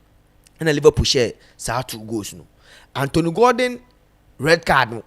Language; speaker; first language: English; non-native, local second language; Akan